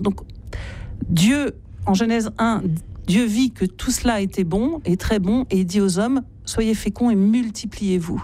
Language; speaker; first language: French; native; French